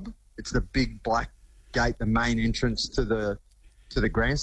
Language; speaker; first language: English; native; English